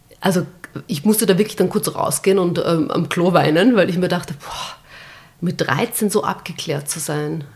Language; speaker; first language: German; early bilingual, other home language; Bosnian